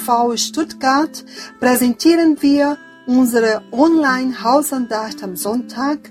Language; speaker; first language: German; non-native, fluent; Portuguese